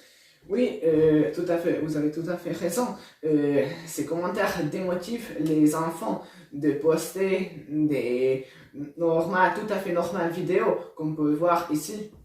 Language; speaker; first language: French; non-native, learner; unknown